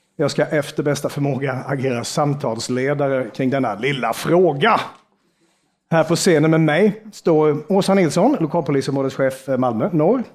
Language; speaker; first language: Swedish; native; Swedish